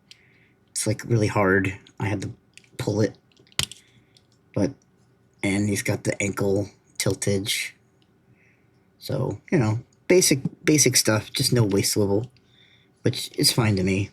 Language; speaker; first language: English; native; English